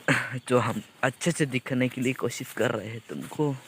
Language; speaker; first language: Hindi; non-native, local second language; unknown